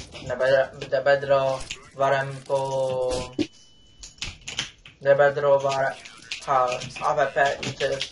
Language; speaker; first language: Swedish; non-native, learner; Norwegian